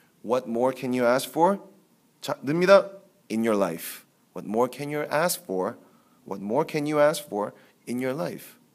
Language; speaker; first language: English; non-native, fluent; Korean